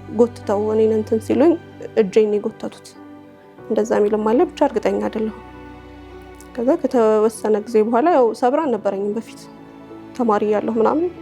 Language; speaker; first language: Amharic; native; Amharic